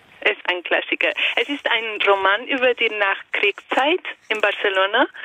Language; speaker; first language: German; non-native, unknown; Italian